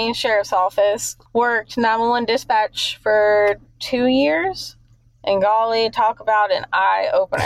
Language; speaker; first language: English; native; English